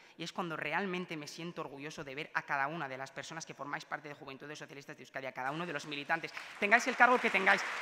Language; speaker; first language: Spanish; native; Spanish